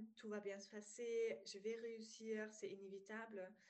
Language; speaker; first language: French; non-native, fluent; German